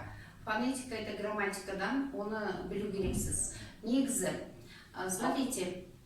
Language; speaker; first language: Russian; non-native, local second language; Kazakh